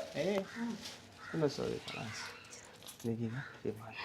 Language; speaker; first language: Arabic; non-native, learner; Telugu